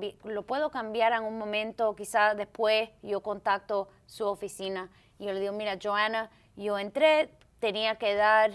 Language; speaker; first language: Spanish; early bilingual, heritage; Spanish